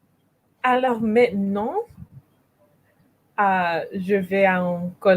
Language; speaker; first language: French; non-native, learner; English